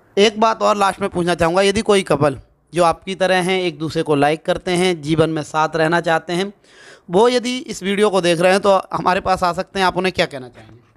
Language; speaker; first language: Hindi; native; Hindi